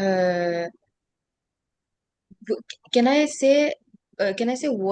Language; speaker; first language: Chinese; non-native, learner; Hindi